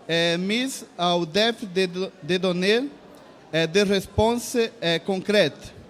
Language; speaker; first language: French; non-native, learner; Portuguese